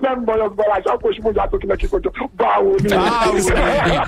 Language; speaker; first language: Hungarian; non-native, learner; Yoruba